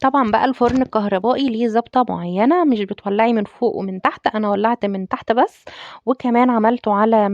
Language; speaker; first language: Arabic; native; Arabic